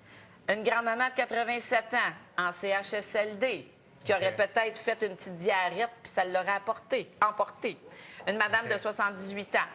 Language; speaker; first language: French; native; French